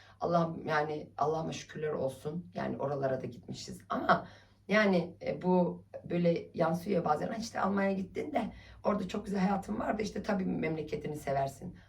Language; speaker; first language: Turkish; early bilingual, heritage; Turkish